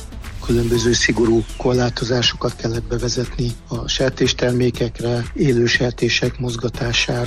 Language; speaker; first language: Hungarian; native; Hungarian